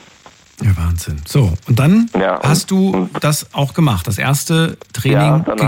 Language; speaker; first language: German; native; German